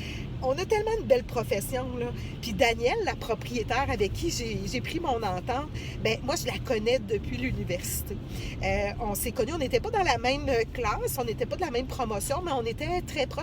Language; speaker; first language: French; native; French